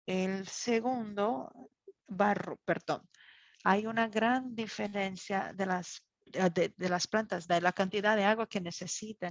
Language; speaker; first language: Spanish; non-native, fluent; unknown